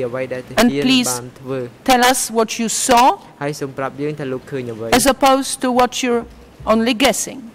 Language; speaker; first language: English; non-native, fluent; French